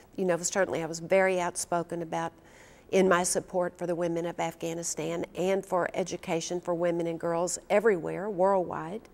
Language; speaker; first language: English; native; English